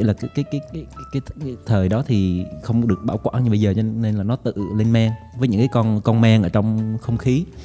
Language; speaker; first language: Vietnamese; native; Vietnamese